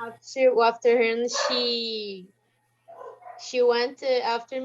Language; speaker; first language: English; non-native, learner; Portuguese